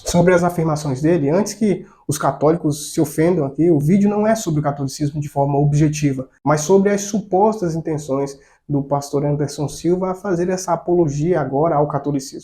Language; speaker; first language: Portuguese; native; Portuguese